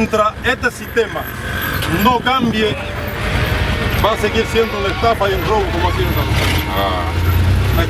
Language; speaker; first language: Spanish; native; Spanish